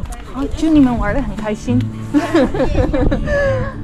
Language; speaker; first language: Chinese; non-native, fluent; English